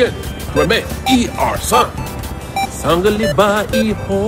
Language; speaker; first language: Chinese; non-native, learner; English